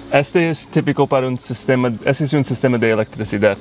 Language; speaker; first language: Spanish; non-native, learner; English